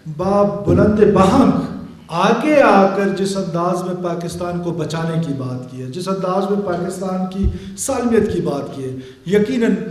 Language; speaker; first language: Urdu; non-native, local second language; Baluchi